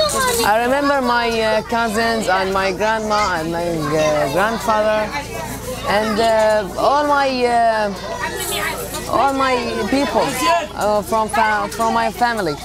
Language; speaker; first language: English; non-native, learner; Arabic